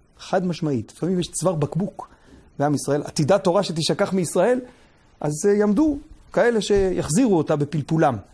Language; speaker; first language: Hebrew; native; Hebrew